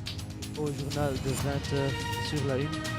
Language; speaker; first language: French; non-native, learner; Dutch